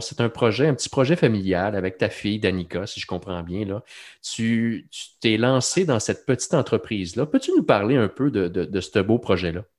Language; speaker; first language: French; native; French